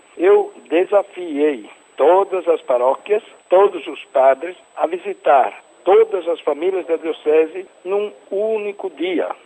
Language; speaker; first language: Portuguese; non-native, fluent; Italian